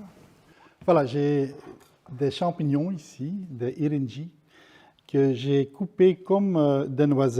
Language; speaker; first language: French; non-native, fluent; Dutch